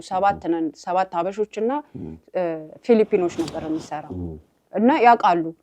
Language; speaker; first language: Amharic; native; Amharic